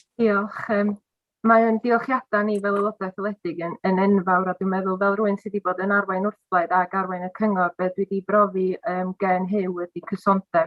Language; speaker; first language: Welsh; native; Welsh